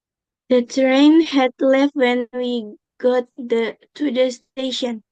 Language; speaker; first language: English; non-native, learner; Indonesian